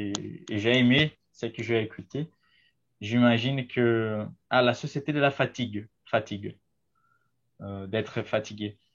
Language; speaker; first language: French; non-native, fluent; Portuguese